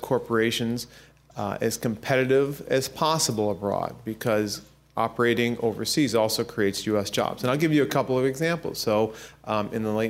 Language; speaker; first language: English; native; English